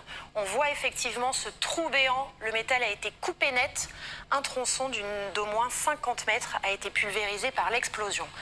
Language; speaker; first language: French; native; French